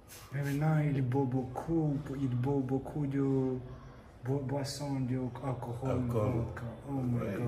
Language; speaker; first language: French; non-native, learner; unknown